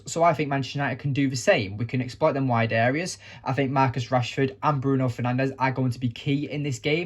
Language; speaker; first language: English; native; English